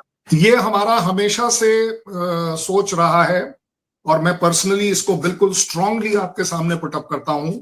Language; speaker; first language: Hindi; native; Hindi